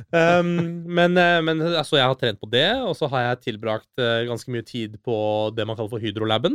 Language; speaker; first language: Norwegian; early bilingual, other home language; Persian